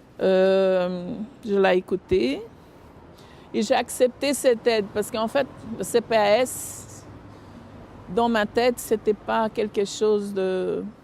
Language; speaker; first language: French; non-native, fluent; Portuguese